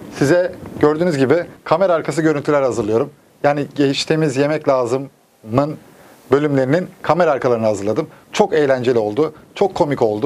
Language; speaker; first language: Turkish; native; Turkish